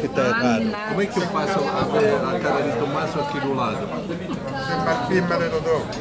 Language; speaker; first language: Italian; native; Italian